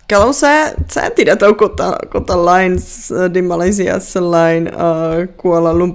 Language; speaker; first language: Indonesian; non-native, fluent; Czech